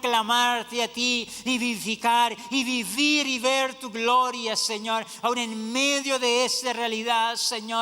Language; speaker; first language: Spanish; native; Spanish